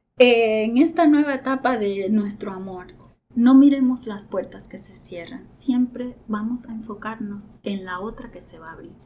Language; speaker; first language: Spanish; native; Spanish